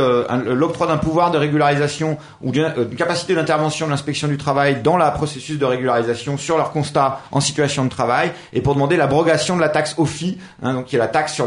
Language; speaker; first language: French; native; French